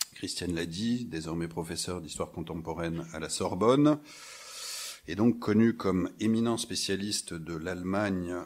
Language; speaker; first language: French; native; French